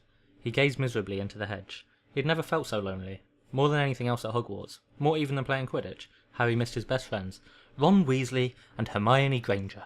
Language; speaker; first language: English; native; English